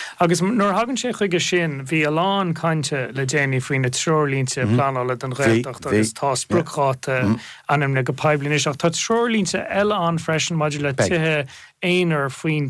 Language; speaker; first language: Irish; native; Irish